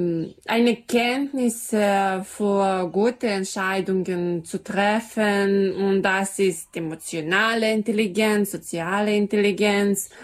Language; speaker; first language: German; non-native, learner; Serbian